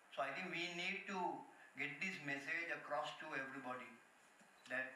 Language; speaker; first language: English; non-native, local second language; Sinhala